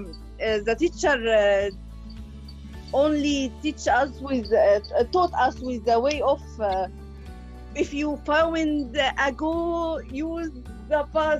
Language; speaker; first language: English; non-native, learner; Arabic